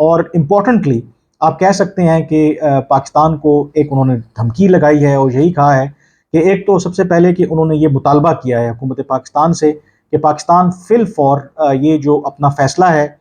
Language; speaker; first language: Urdu; native; Urdu